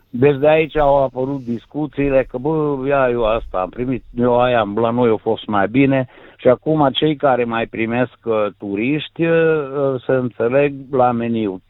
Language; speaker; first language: Romanian; non-native, local second language; Hungarian